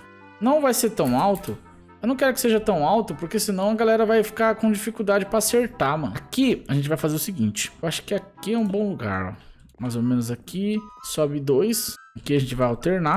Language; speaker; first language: Portuguese; native; Portuguese